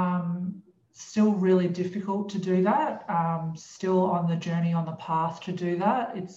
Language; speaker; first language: English; native; English